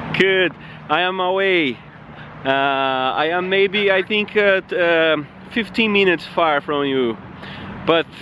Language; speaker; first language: English; non-native, fluent; Portuguese